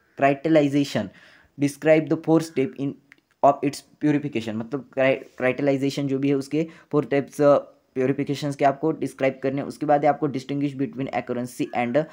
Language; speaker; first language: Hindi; non-native, local second language; Marathi